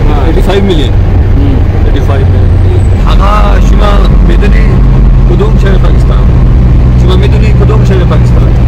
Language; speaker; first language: Persian; non-native, learner; Urdu